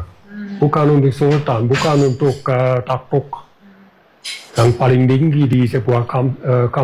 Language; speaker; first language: Indonesian; non-native, fluent; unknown